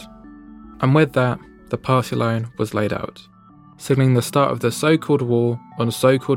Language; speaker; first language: English; native; English